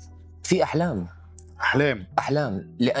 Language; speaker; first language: Arabic; native; Arabic